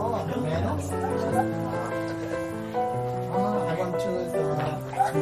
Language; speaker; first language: English; non-native, learner; Hmong